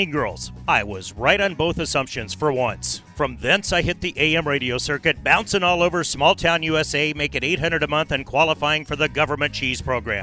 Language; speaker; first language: English; native; English